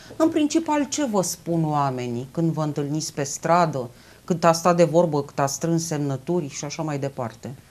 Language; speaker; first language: Romanian; native; Romanian